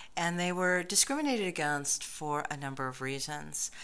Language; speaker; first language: English; native; English